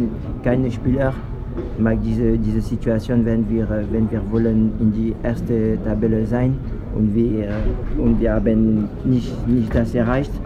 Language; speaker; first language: German; non-native, learner; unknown